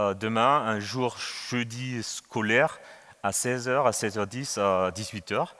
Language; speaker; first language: French; non-native, fluent; German